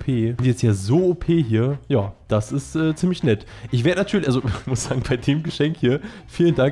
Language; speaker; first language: German; native; German